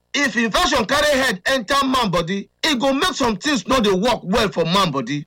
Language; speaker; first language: Nigerian Pidgin; native; Nigerian Pidgin